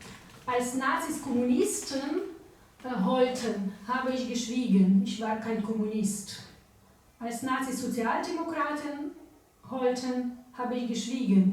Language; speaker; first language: German; non-native, fluent; Ukrainian